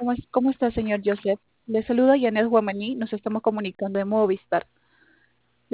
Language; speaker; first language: Spanish; native; Spanish